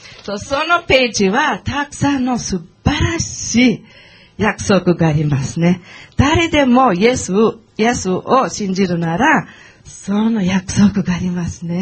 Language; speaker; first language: Japanese; non-native, learner; English